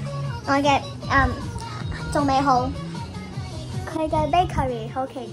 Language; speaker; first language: Cantonese; non-native, local second language; Chinese